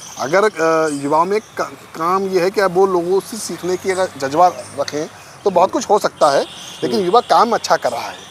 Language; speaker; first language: Hindi; native; Hindi